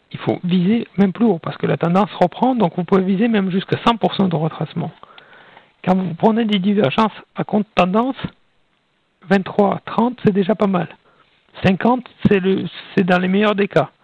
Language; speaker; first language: French; non-native, fluent; Russian